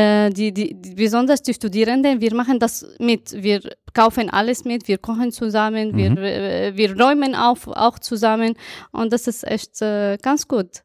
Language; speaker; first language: German; non-native, fluent; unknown